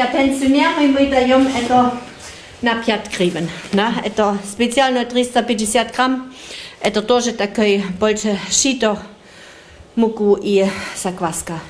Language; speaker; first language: Ukrainian; non-native, learner; German